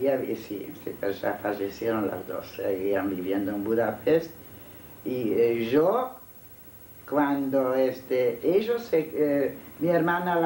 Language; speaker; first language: Spanish; non-native, fluent; Hungarian